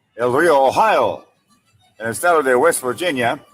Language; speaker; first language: Spanish; non-native, learner; English